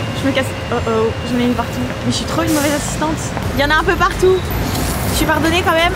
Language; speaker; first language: French; native; French